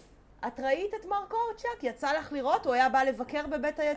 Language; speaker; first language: Hebrew; native; Hebrew